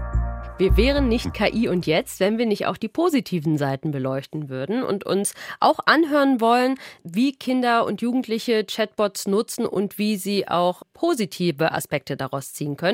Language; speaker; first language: German; native; German